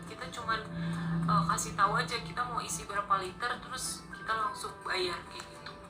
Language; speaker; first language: Indonesian; native; Indonesian